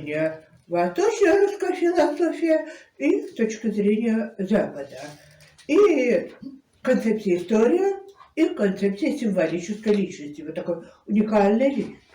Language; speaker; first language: Russian; non-native, fluent; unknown